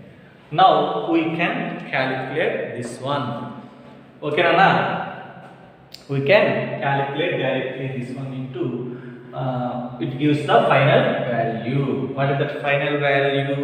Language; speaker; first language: English; non-native, local second language; Telugu